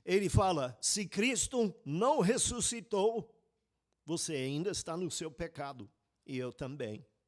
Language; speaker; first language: Portuguese; non-native, fluent; English